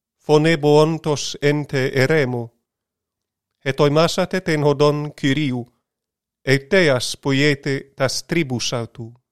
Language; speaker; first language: Greek; non-native, learner; English